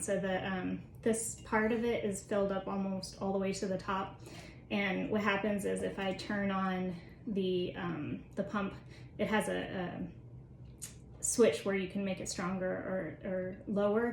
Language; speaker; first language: English; native; English